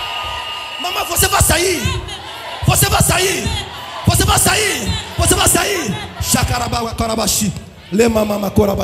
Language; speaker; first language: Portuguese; non-native, learner; Lingala